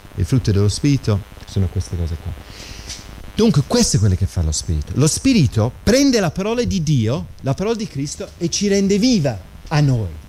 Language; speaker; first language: Italian; non-native, fluent; English